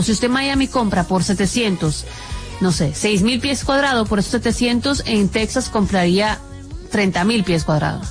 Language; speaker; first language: Spanish; native; Spanish